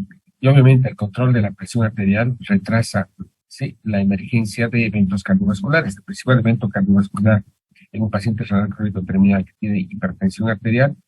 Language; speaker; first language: Spanish; native; Spanish